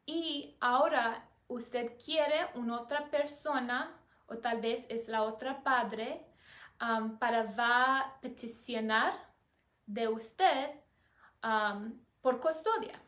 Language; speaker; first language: Spanish; non-native, learner; English